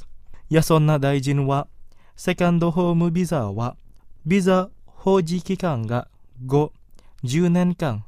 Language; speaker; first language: Japanese; non-native, fluent; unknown